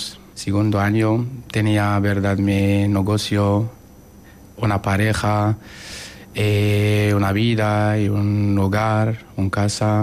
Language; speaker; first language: Spanish; non-native, learner; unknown